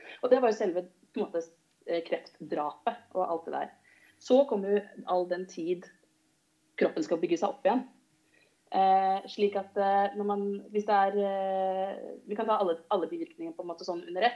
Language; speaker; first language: Norwegian; native; Norwegian